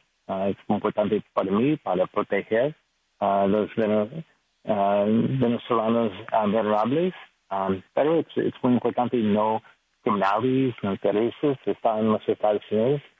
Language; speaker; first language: Spanish; non-native, learner; English